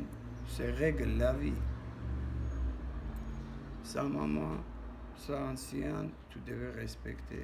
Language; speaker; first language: French; non-native, learner; Armenian